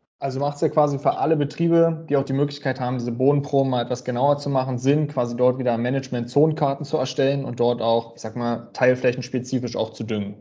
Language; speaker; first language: German; native; German